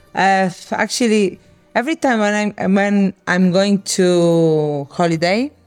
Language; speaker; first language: English; non-native, learner; Serbian